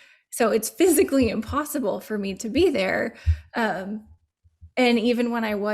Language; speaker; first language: English; native; English